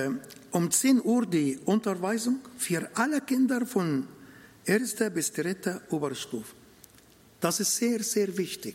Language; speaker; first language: German; non-native, fluent; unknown